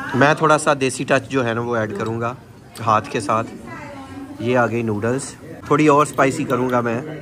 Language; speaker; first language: Urdu; non-native, local second language; Punjabi